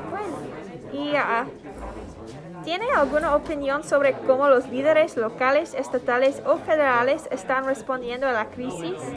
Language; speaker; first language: Spanish; non-native, fluent; English